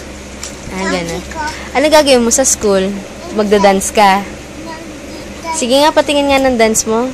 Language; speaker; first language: Filipino; native; Filipino